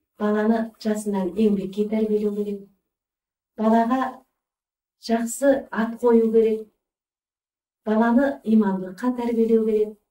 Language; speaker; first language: Kazakh; early bilingual, heritage; Kazakh